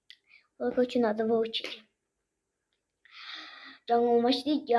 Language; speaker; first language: Russian; non-native, local second language; Kazakh